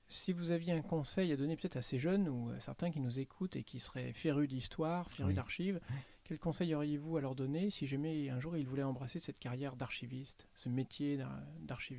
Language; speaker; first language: French; native; French